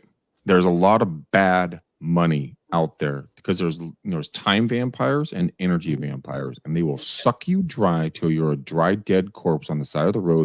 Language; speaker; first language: English; native; English